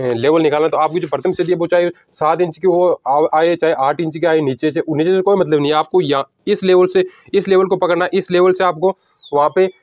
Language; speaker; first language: Hindi; native; Hindi